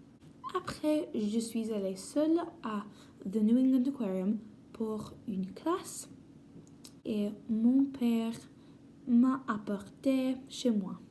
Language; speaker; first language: French; non-native, learner; English